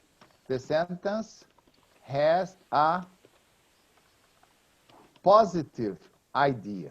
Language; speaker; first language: English; non-native, fluent; Portuguese